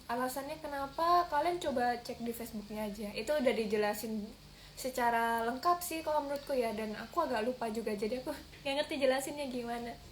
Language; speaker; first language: Indonesian; native; Indonesian